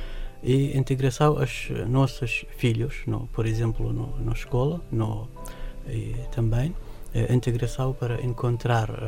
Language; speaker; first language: Portuguese; non-native, learner; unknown